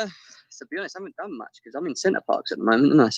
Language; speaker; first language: English; native; English